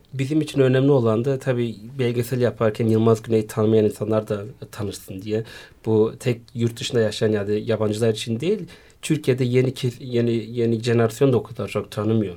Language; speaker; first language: Turkish; early bilingual, heritage; Turkish